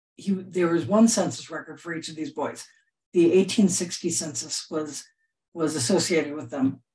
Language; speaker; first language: English; native; English